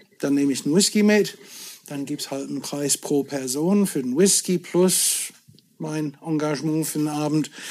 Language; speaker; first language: German; non-native, fluent; English